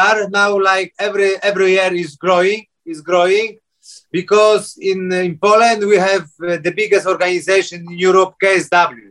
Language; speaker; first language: English; non-native, learner; Polish